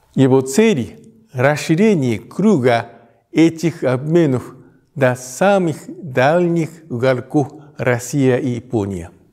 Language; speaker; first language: Russian; non-native, fluent; Japanese